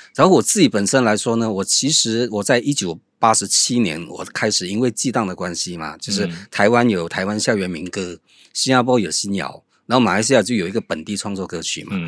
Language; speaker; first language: Chinese; non-native, local second language; Min Nan Chinese